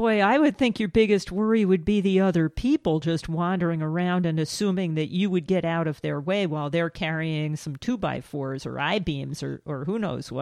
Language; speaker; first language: English; native; English